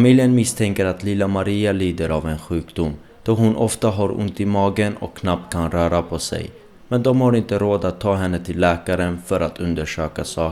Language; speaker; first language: Swedish; early bilingual, other home language; Armenian